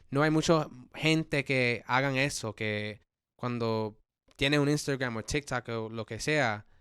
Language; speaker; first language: Spanish; early bilingual, heritage; English